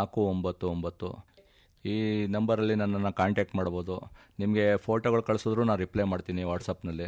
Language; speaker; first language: Kannada; native; Kannada